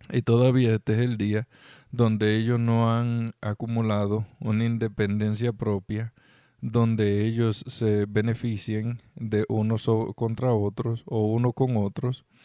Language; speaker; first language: Spanish; native; Spanish